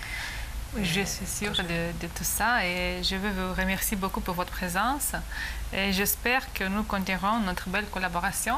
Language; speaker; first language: French; non-native, fluent; Romanian